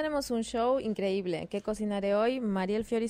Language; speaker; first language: Spanish; native; Spanish